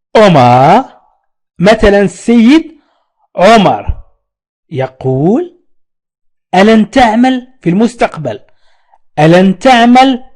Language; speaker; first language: Arabic; native; Arabic